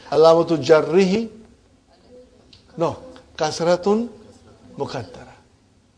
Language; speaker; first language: Arabic; non-native, fluent; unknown